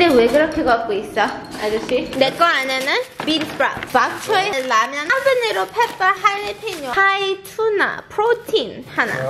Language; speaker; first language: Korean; early bilingual, heritage; English